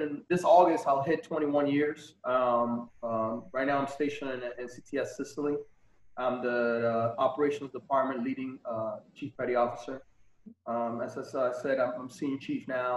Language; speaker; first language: English; non-native, fluent; Spanish